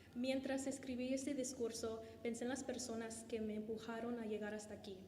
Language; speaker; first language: Spanish; early bilingual, heritage; Spanish